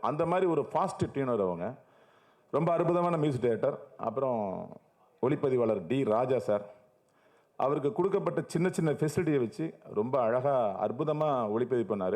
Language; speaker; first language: Tamil; native; Tamil